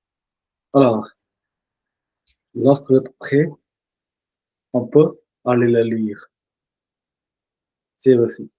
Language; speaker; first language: French; non-native, fluent; Punjabi